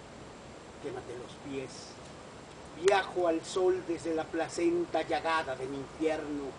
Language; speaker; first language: Spanish; native; Spanish